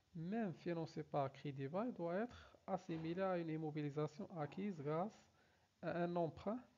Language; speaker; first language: French; non-native, local second language; Arabic